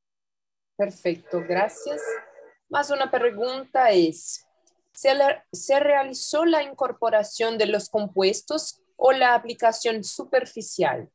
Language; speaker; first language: Spanish; non-native, fluent; Portuguese